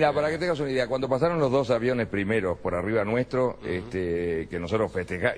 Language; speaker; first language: Spanish; native; Spanish